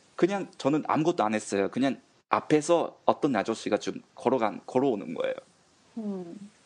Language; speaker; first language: Korean; non-native, fluent; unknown